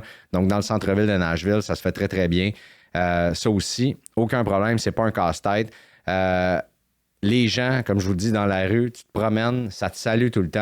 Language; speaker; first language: French; native; French